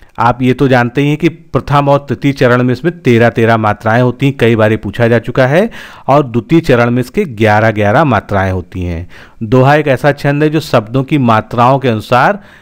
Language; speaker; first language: Hindi; native; Hindi